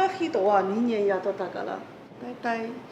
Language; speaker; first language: Japanese; non-native, learner; Chinese